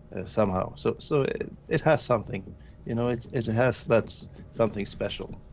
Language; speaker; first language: English; non-native, fluent; Swedish